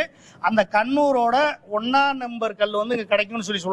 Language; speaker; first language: Tamil; native; Tamil